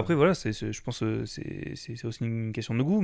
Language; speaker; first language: French; native; French